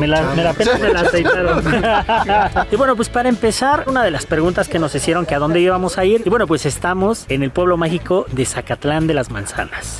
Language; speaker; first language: Spanish; native; Spanish